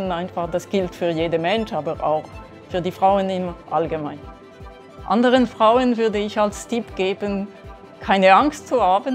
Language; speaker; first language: German; non-native, local second language; French